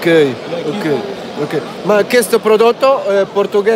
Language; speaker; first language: Italian; non-native, learner; Arabic